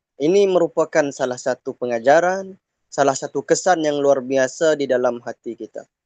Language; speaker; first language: Malay; non-native, local second language; Iban